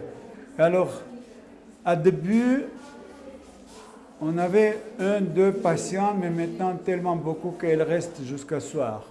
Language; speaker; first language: French; non-native, learner; Armenian